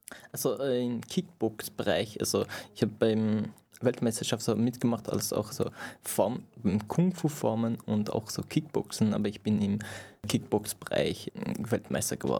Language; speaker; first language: German; non-native, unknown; Persian